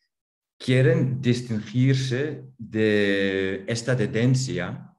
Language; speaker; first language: Spanish; non-native, fluent; Dutch